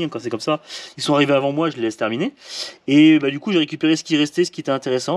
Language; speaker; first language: French; native; French